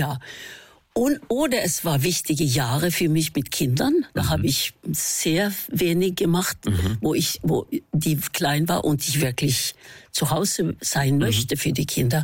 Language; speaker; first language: German; non-native, fluent; Norwegian